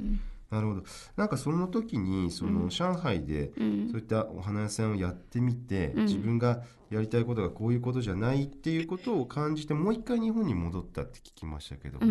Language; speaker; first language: Japanese; native; Japanese